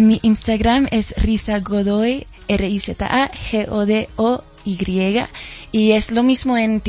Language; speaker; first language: Spanish; early bilingual, heritage; Spanish